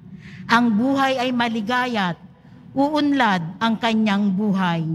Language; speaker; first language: Filipino; native; Filipino